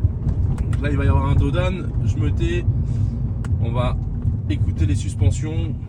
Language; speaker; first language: French; native; French